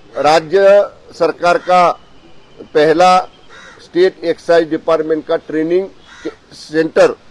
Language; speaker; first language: Hindi; non-native, local second language; Marathi